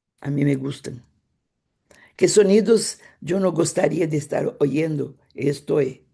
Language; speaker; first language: Spanish; non-native, fluent; Portuguese